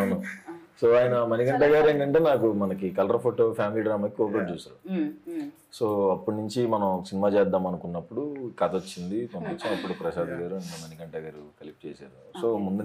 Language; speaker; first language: Telugu; native; Telugu